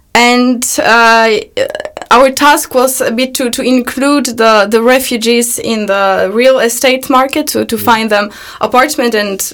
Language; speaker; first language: English; non-native, fluent; Polish